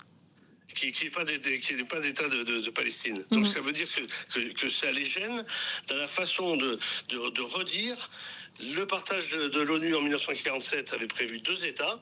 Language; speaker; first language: French; native; French